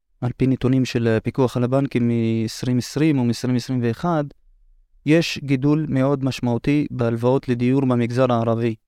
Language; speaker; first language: Hebrew; non-native, local second language; Arabic